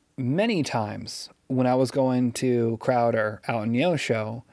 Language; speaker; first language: English; native; English